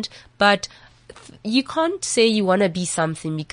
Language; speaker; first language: English; non-native, local second language; Southern Sotho